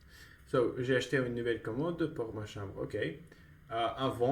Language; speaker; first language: French; non-native, learner; Russian